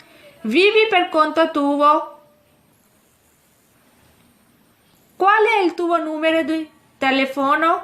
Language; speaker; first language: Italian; non-native, fluent; Urdu